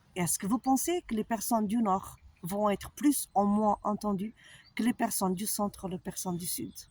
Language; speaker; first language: French; non-native, fluent; Portuguese